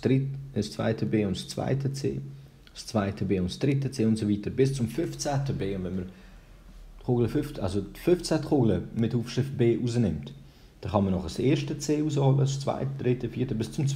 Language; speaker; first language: German; early bilingual, other home language; Albanian